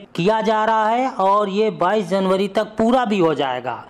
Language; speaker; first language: Hindi; native; Hindi